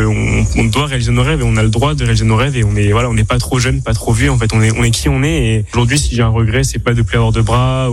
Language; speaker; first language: French; native; French